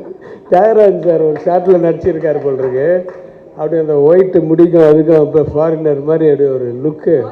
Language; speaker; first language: Tamil; native; Tamil